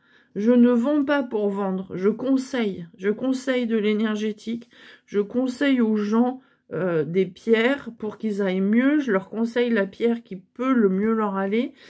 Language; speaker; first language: French; native; French